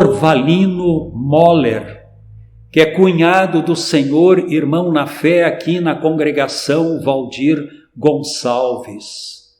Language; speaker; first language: Portuguese; native; Portuguese